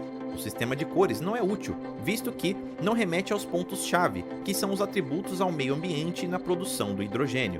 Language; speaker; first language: Portuguese; native; Portuguese